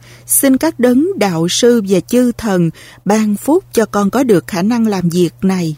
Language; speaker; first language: Vietnamese; native; Vietnamese